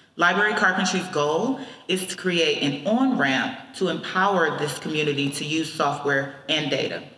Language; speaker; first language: English; native; English